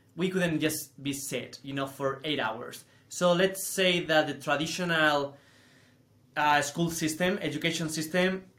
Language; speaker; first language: English; non-native, fluent; Spanish